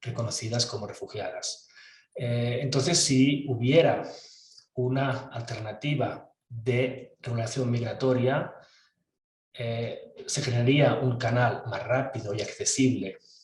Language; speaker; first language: Spanish; native; Spanish